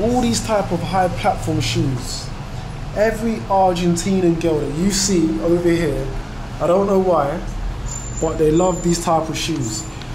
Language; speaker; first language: English; native; English